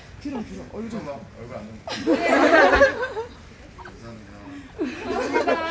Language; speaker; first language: Korean; early bilingual, heritage; English